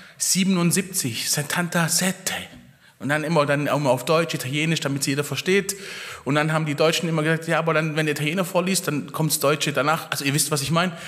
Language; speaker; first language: German; early bilingual, other home language; Italian